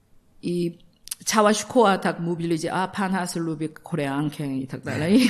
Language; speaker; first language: Polish; non-native, learner; Korean